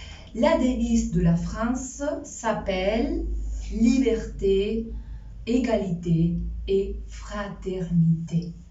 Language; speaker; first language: French; non-native, fluent; Spanish